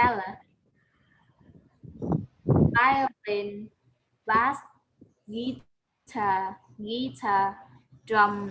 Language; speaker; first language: English; non-native, learner; Vietnamese